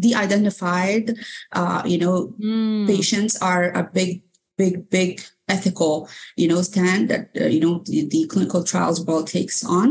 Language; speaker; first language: English; non-native, fluent; Arabic